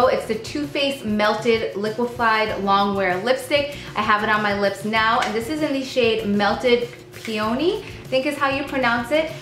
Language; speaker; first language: English; native; English